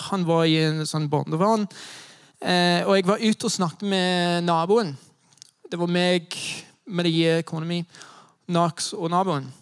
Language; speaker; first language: Norwegian; non-native, fluent; English